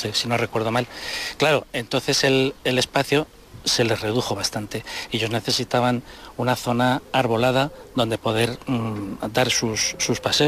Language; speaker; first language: Spanish; native; Spanish